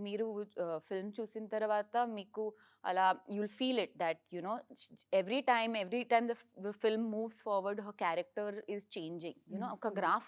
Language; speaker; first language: Telugu; non-native, learner; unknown